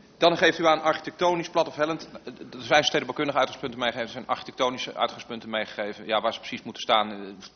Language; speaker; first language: Dutch; native; Dutch